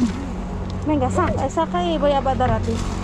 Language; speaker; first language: Spanish; non-native, learner; Filipino